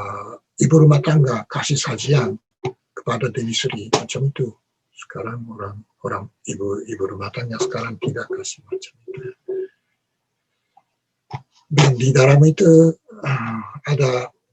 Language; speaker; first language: Indonesian; non-native, learner; Japanese